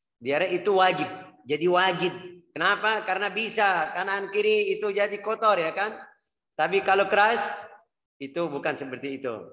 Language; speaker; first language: Indonesian; non-native, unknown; Arabic